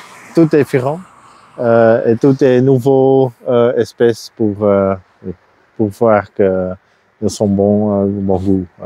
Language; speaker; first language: French; non-native, local second language; Dutch